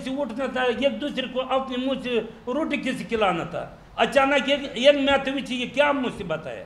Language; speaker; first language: Urdu; non-native, learner; Pashto